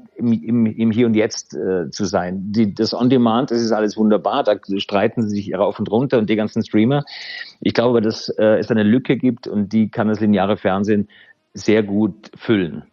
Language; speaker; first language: German; native; German